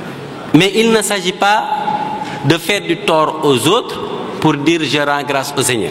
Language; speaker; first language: French; non-native, local second language; Wolof